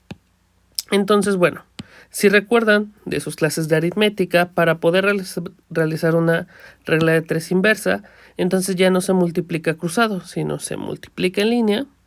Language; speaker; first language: Spanish; native; Spanish